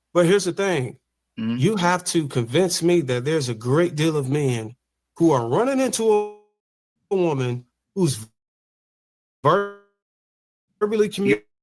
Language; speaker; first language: English; native; English